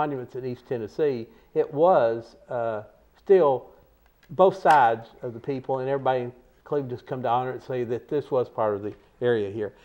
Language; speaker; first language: English; native; English